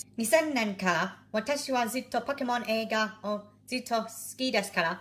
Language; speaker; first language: Japanese; non-native, learner; English